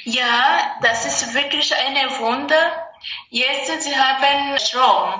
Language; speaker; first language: German; non-native, learner; Rundi